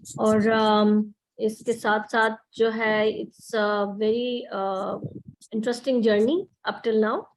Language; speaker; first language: Urdu; native; Urdu